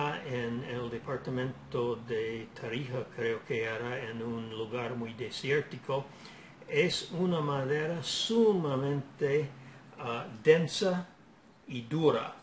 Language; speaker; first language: Spanish; non-native, fluent; English